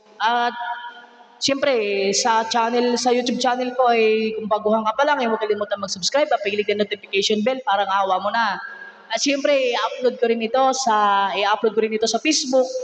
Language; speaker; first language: Filipino; non-native, local second language; Cebuano